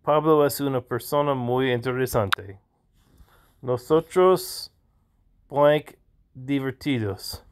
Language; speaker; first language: Spanish; non-native, learner; English